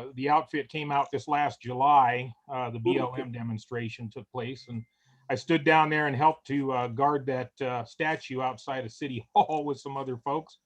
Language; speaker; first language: English; native; English